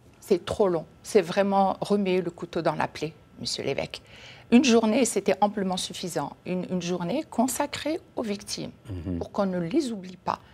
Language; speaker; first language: French; non-native, local second language; Kabyle